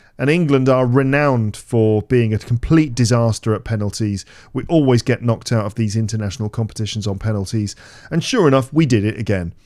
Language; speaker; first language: English; native; English